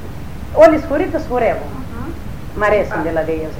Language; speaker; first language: Greek; native; Greek